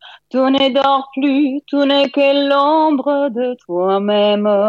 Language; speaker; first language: French; non-native, fluent; Italian